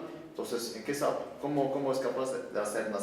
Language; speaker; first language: Spanish; native; Spanish